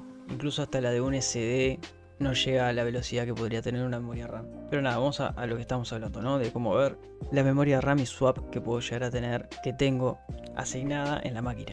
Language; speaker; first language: Spanish; native; Spanish